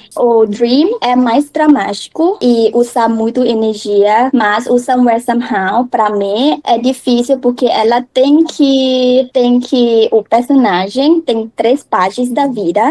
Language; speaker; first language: Portuguese; non-native, learner; Thai